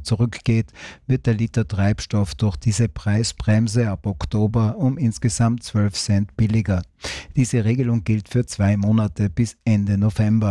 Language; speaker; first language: German; native; German